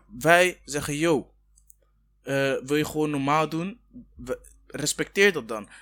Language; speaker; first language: Dutch; early bilingual, other home language; Kinyarwanda